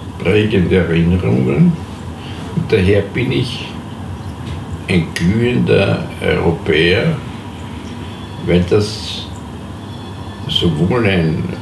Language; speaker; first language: German; native; German